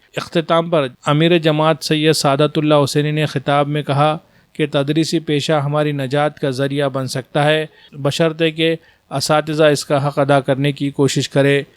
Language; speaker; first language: Urdu; native; Urdu